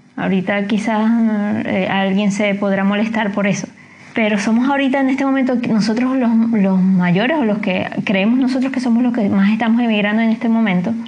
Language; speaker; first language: Spanish; native; Spanish